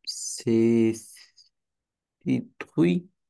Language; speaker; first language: French; non-native, learner; Romanian